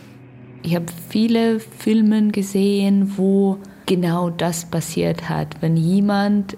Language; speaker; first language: German; non-native, learner; Russian